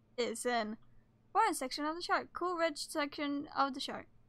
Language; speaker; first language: English; non-native, fluent; Swedish